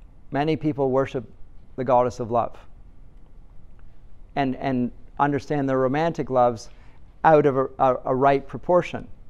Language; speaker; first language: English; native; English